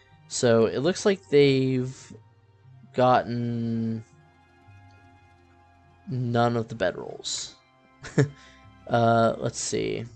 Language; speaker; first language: English; native; English